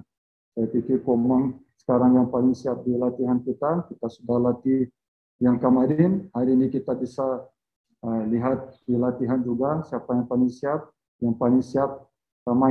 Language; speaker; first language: Indonesian; non-native, fluent; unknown